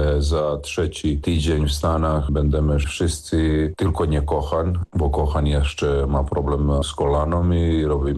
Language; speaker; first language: Polish; non-native, learner; Serbian